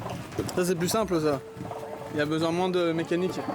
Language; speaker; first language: French; native; French